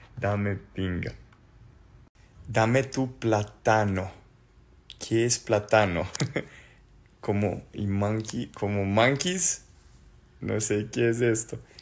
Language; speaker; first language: Spanish; non-native, learner; Serbian